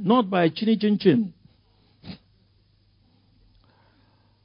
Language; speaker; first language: English; non-native, local second language; Yoruba